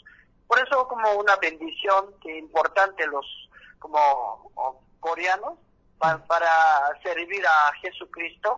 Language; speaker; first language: Spanish; non-native, learner; Korean